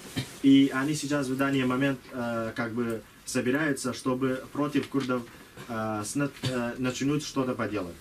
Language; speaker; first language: Russian; non-native, learner; Kurdish